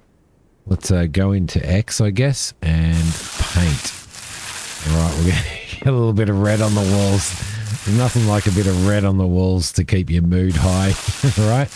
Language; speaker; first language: English; native; English